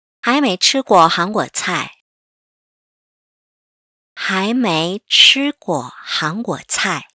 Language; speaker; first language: Chinese; non-native, fluent; Korean